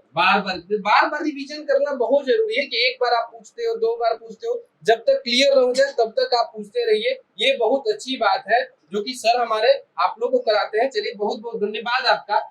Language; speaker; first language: Hindi; native; Hindi